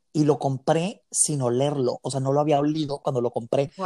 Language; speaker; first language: Spanish; native; Spanish